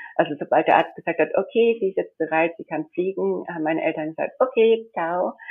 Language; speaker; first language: German; early bilingual, heritage; German